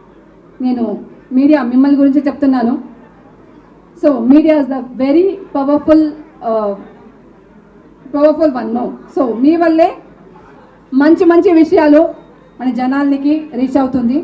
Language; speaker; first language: Telugu; native; Telugu